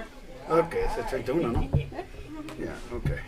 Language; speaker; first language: Spanish; non-native, learner; English